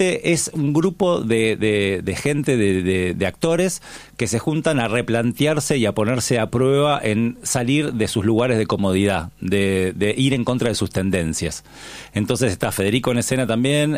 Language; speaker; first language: Spanish; native; Spanish